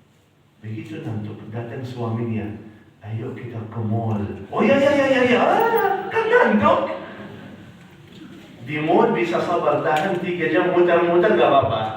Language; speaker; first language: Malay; non-native, fluent; Arabic